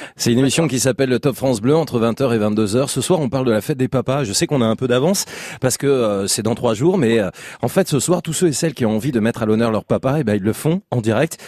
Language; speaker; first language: French; native; French